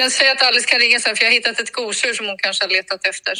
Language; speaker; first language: Swedish; native; Swedish